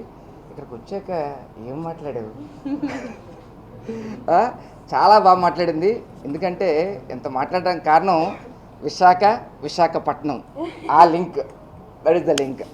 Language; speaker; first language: Telugu; native; Telugu